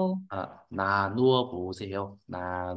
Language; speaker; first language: Korean; non-native, fluent; Vietnamese